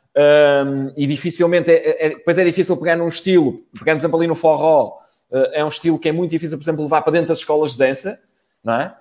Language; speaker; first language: Portuguese; native; Portuguese